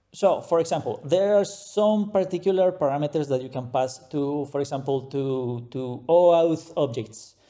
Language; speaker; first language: English; non-native, fluent; Spanish